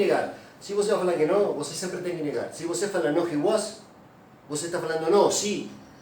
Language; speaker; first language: Portuguese; non-native, fluent; Spanish